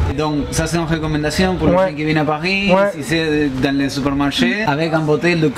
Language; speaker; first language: French; non-native, fluent; Spanish